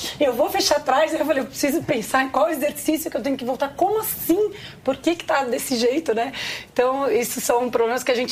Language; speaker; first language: Portuguese; native; Portuguese